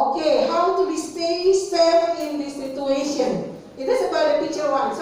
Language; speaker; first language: English; non-native, fluent; Indonesian